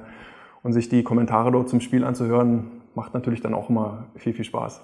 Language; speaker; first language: German; native; German